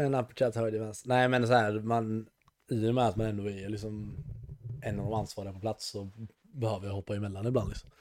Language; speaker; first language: Swedish; native; Swedish